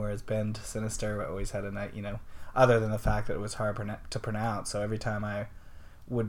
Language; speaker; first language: English; native; English